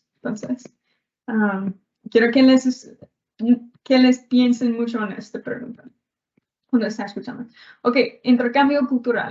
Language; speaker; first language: Spanish; non-native, learner; English